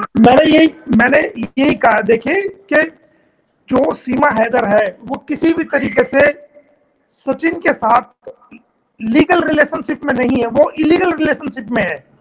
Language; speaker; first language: Hindi; native; Hindi